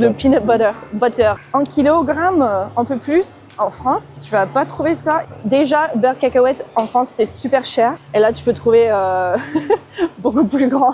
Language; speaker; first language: French; non-native, fluent; English